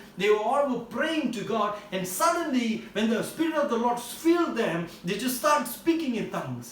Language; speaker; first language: English; non-native, local second language; Tamil